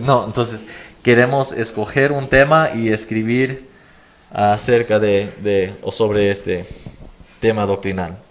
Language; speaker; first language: Spanish; non-native, fluent; English